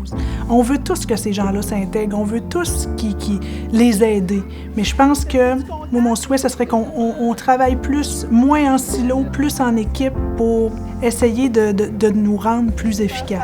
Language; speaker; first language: French; native; French